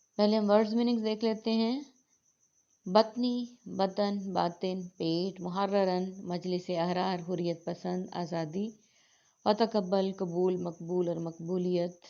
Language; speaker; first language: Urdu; native; Urdu